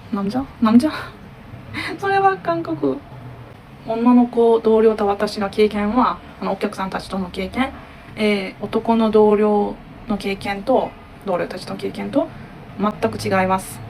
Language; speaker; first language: Japanese; non-native, learner; Turkish